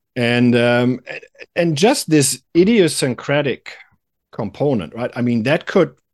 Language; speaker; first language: English; non-native, fluent; German